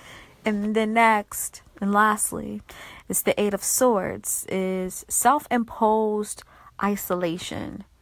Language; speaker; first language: English; native; English